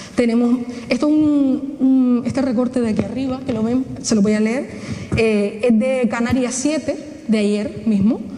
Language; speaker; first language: Spanish; native; Spanish